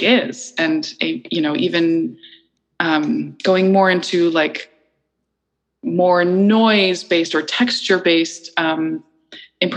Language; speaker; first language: English; early bilingual, other home language; Icelandic